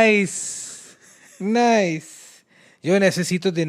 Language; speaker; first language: Spanish; non-native, learner; Hindi